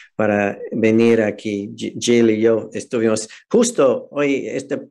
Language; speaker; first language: Spanish; non-native, fluent; English